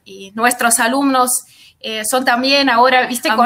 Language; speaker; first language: Spanish; non-native, fluent; Russian